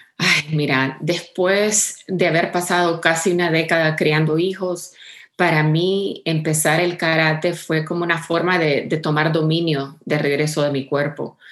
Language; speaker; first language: Spanish; early bilingual, heritage; Spanish